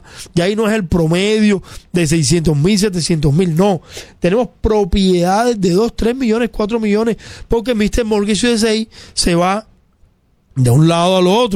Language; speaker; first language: Spanish; native; Spanish